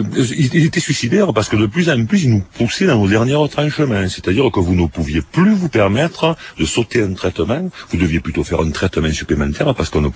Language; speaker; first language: French; native; French